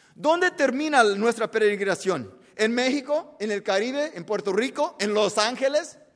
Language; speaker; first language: Spanish; early bilingual, heritage; Spanish